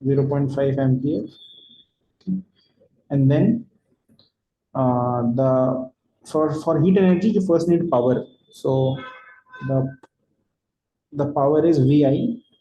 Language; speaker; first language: English; non-native, local second language; Hindi